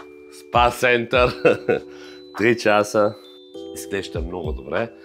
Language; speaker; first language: Bulgarian; non-native, fluent; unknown